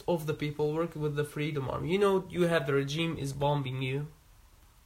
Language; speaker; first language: English; non-native, learner; Arabic